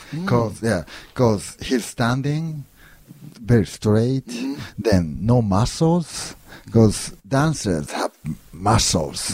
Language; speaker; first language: English; non-native, learner; Japanese